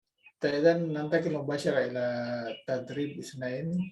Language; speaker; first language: Arabic; non-native, fluent; Indonesian